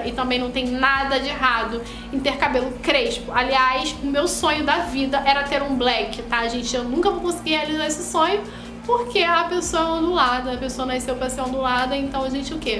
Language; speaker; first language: Portuguese; native; Portuguese